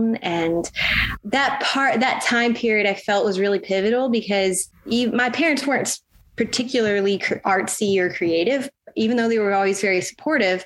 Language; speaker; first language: English; native; English